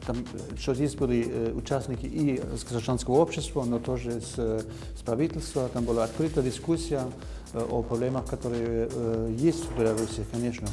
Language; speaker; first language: Russian; non-native, fluent; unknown